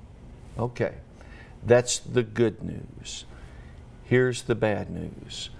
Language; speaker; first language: English; native; English